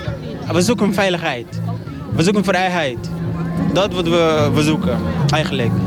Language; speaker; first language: Dutch; non-native, fluent; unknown